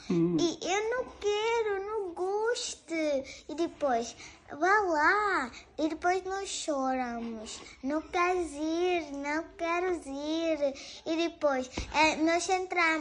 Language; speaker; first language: Portuguese; early bilingual, other home language; Urdu